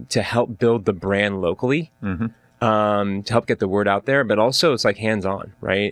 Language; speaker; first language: English; native; English